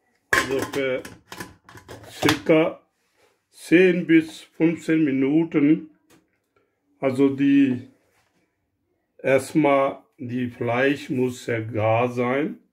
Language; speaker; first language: German; non-native, learner; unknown